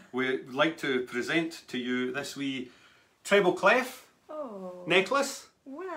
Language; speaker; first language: English; native; English